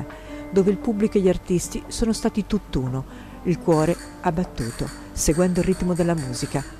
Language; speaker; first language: Italian; native; Italian